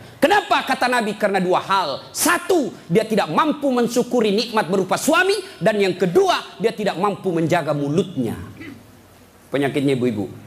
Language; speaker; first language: Indonesian; native; Indonesian